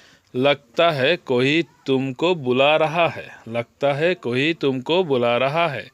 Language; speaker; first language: Hindi; non-native, learner; Bangla